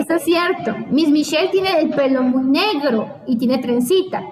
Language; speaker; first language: Spanish; native; Spanish